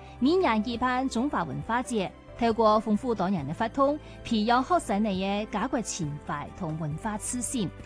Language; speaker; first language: Chinese; non-native, local second language; Cantonese